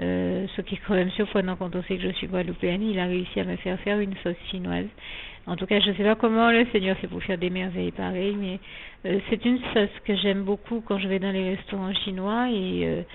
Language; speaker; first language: French; native; French